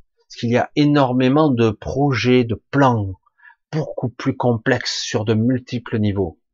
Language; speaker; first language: French; native; French